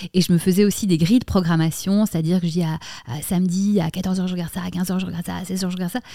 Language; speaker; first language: French; native; French